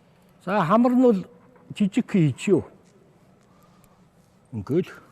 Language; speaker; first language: Mongolian; native; Mongolian